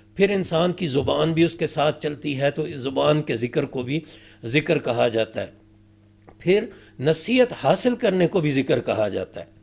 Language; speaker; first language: Urdu; native; Urdu